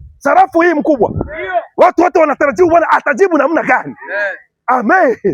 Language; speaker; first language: Swahili; non-native, local second language; Lingala